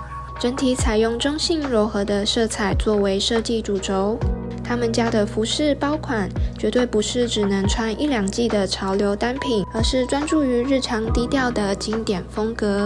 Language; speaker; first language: Chinese; native; Chinese